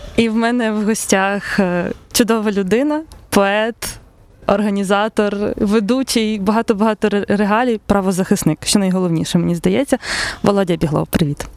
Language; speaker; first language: Ukrainian; native; Ukrainian